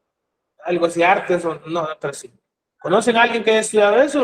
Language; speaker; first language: Spanish; native; Spanish